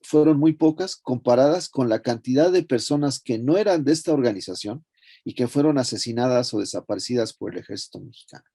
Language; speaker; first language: Spanish; native; Spanish